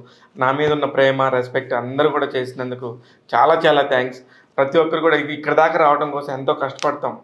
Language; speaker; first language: Telugu; native; Telugu